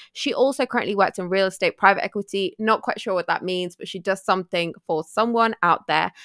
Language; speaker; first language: English; early bilingual, other home language; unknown